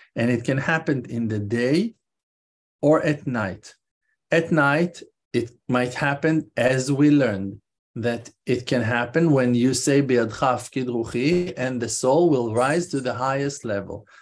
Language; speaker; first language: English; non-native, fluent; Hebrew